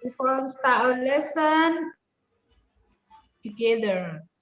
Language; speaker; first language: English; non-native, learner; Indonesian